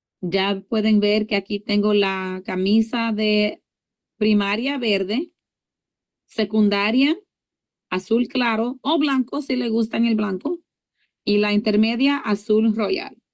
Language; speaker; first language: Spanish; early bilingual, heritage; English